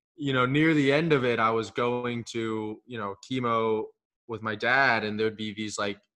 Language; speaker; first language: English; early bilingual, other home language; Hindi